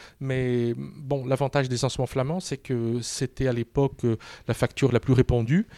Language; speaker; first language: French; non-native, fluent; Portuguese